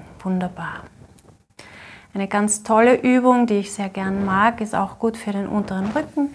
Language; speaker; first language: German; native; German